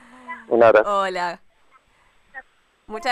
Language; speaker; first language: Spanish; native; Spanish